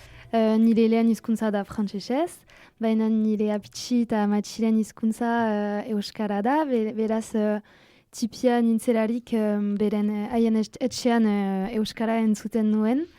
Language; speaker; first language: Basque; non-native, local second language; French